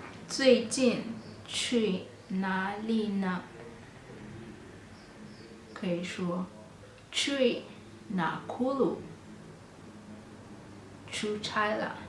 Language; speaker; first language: Chinese; non-native, fluent; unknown